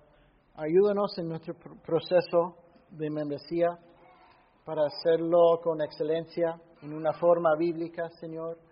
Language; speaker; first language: Spanish; non-native, fluent; English